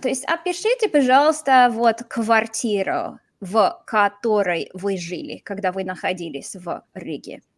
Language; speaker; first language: Russian; non-native, fluent; English